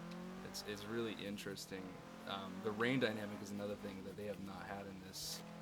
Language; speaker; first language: English; native; English